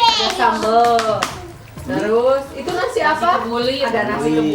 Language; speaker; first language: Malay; non-native, local second language; Sundanese